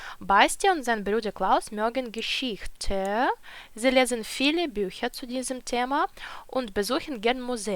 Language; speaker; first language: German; non-native, fluent; Ukrainian